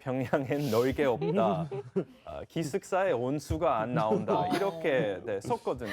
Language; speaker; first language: Korean; non-native, fluent; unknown